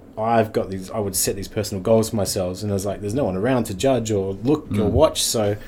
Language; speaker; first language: English; native; English